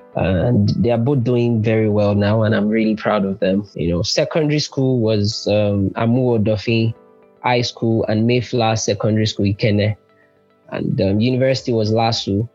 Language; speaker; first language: English; non-native, local second language; Yoruba